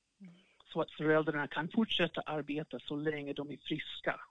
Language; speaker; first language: Swedish; non-native, fluent; English